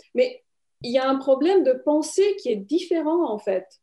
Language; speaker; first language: French; non-native, fluent; Romanian